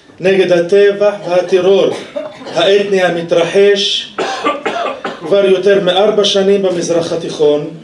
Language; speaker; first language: Hebrew; non-native, local second language; Arabic